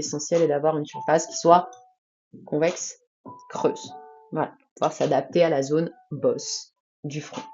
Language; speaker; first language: French; native; French